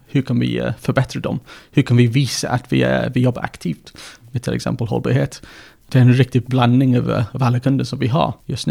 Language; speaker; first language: Swedish; non-native, fluent; English